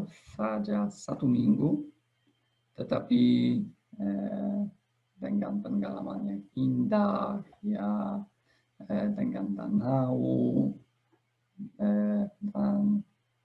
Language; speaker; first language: Indonesian; non-native, fluent; Polish